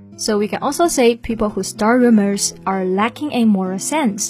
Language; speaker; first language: English; non-native, fluent; Chinese